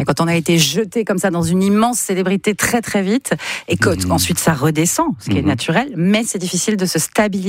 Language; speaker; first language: French; native; French